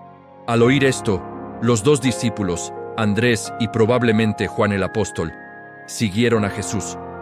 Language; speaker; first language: Spanish; native; Spanish